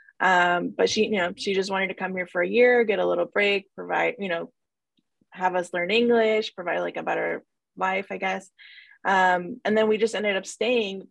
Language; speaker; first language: English; early bilingual, other home language; Spanish